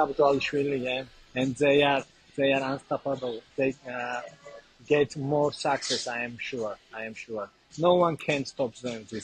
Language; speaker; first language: English; non-native, learner; Georgian